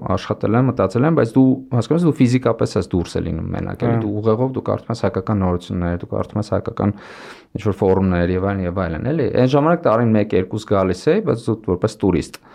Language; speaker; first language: Armenian; native; Armenian